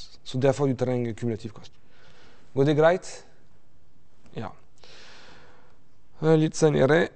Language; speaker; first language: Norwegian; non-native, fluent; French